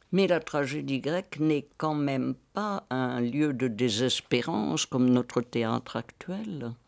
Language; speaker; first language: French; native; French